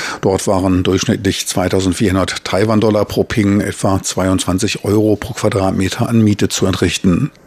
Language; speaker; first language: German; native; German